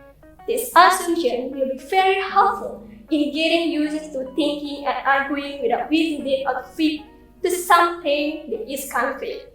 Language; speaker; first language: English; non-native, learner; Indonesian